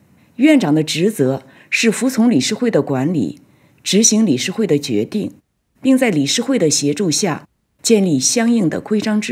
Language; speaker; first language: Chinese; native; Chinese